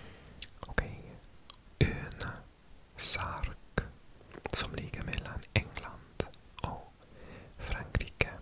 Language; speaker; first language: Swedish; non-native, learner; English